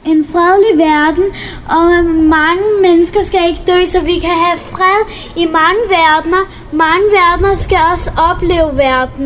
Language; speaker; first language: Danish; early bilingual, other home language; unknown